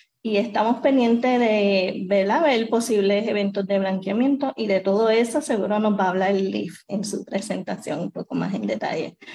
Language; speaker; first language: Spanish; native; Spanish